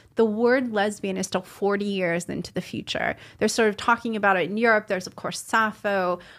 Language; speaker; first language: English; native; English